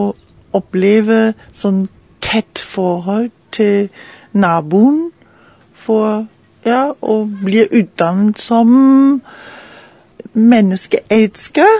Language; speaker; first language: Norwegian; non-native, learner; German